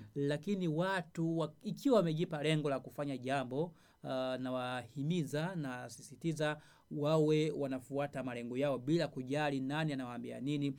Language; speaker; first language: Swahili; non-native, local second language; Rundi